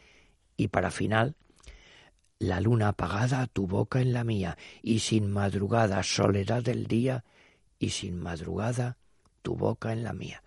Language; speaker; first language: Spanish; native; Spanish